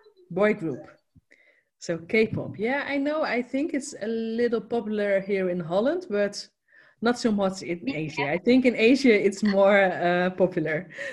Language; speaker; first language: English; non-native, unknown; Dutch